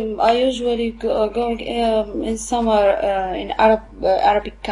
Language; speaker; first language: English; non-native, learner; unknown